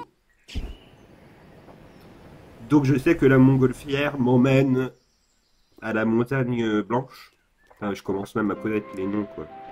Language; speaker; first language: French; native; French